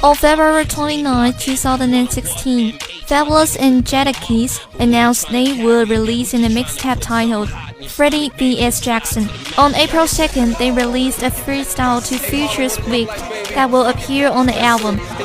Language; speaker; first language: English; non-native, fluent; Chinese